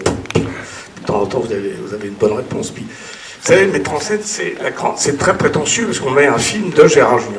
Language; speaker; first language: French; native; French